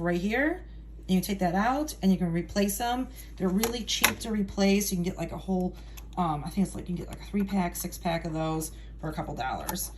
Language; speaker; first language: English; native; English